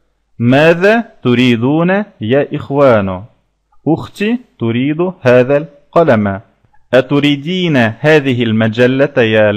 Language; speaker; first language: Arabic; non-native, fluent; Russian